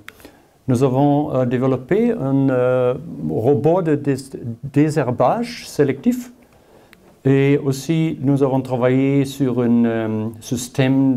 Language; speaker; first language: French; non-native, learner; German